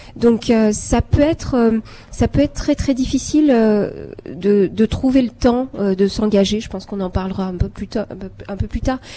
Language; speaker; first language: French; non-native, local second language; Arabic